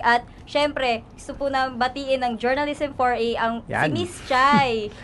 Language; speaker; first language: Filipino; native; Filipino